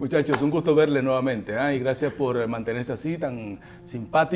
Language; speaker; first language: Spanish; native; Spanish